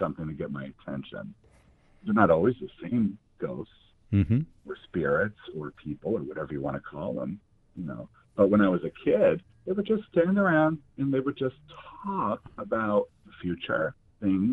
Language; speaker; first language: English; native; English